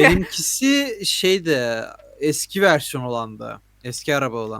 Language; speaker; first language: Turkish; native; Turkish